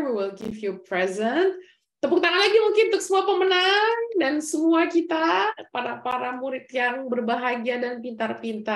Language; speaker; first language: Indonesian; native; Indonesian